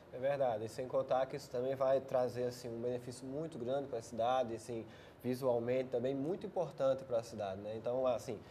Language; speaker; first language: Portuguese; native; Portuguese